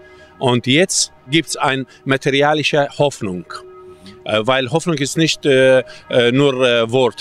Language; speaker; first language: German; non-native, fluent; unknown